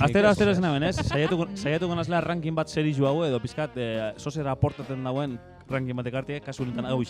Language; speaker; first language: Basque; native; Basque